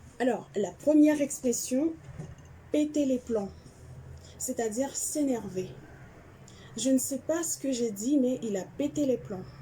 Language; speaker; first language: French; non-native, local second language; Haitian Creole